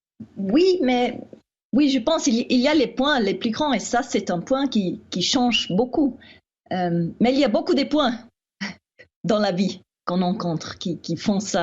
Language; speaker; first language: French; non-native, fluent; Swiss German